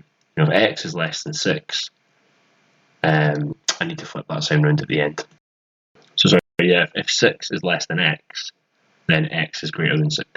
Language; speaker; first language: English; native; English